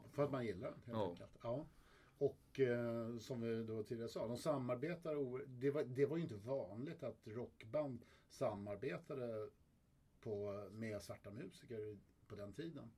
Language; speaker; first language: Swedish; native; Swedish